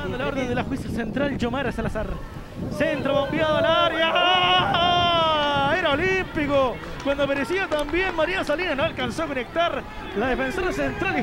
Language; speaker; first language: Spanish; native; Spanish